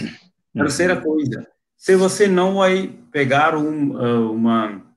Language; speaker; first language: Portuguese; non-native, local second language; Hindi